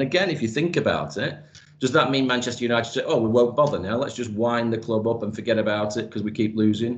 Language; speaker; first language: English; native; English